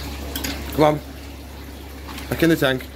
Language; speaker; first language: English; native; English